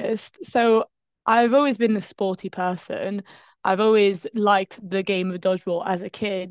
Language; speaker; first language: English; non-native, fluent; French